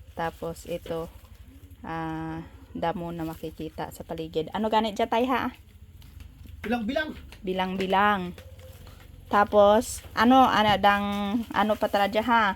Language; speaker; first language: Filipino; non-native, local second language; Hiligaynon